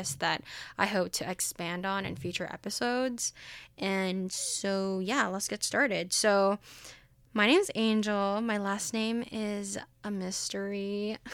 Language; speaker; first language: English; early bilingual, other home language; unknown